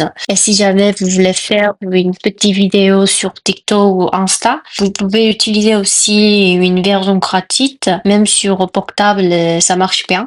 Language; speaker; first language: French; non-native, fluent; Korean